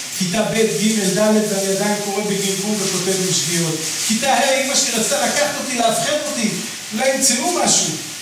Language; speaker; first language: Hebrew; native; Hebrew